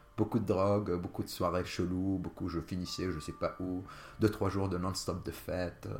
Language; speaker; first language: French; non-native, local second language; Arabic